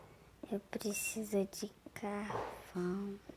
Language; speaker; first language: Portuguese; native; Portuguese